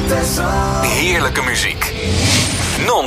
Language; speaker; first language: Dutch; native; Dutch